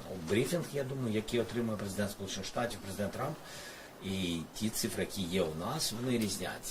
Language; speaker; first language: Ukrainian; non-native, local second language; Russian